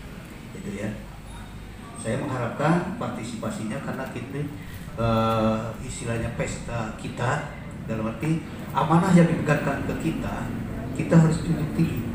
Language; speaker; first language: Indonesian; native; Indonesian